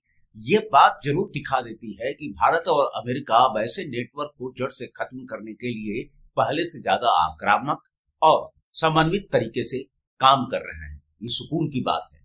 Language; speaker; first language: Hindi; native; Hindi